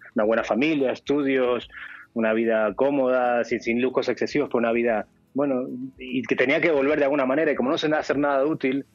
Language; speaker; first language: Spanish; native; Spanish